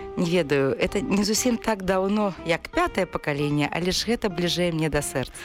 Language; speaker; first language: Belarusian; non-native, local second language; Russian